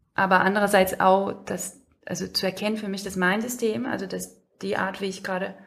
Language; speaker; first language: German; non-native, fluent; Portuguese